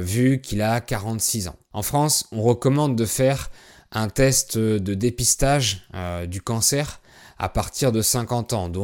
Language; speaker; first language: French; native; French